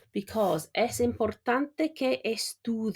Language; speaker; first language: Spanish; non-native, fluent; English